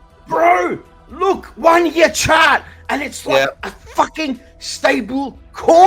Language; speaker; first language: English; native; English